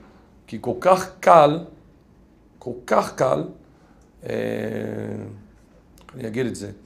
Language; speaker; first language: Hebrew; non-native, fluent; English